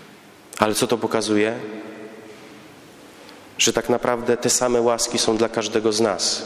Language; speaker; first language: Polish; native; Polish